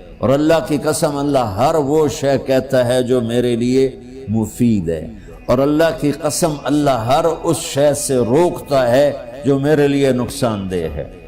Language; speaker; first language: Urdu; non-native, local second language; Punjabi